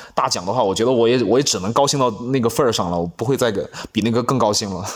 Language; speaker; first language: Chinese; non-native, local second language; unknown